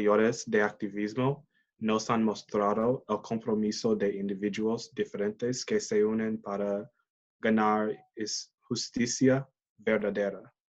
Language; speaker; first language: Spanish; non-native, learner; English